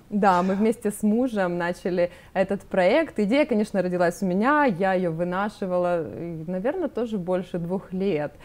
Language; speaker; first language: Russian; native; Russian